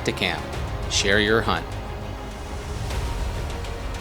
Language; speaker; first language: English; native; English